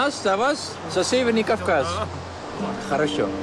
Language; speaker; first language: Russian; non-native, learner; Dutch